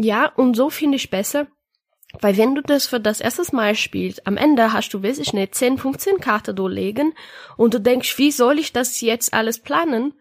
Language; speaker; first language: German; non-native, learner; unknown